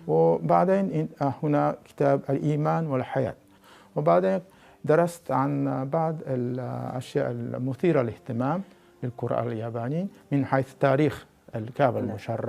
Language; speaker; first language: Arabic; non-native, fluent; Japanese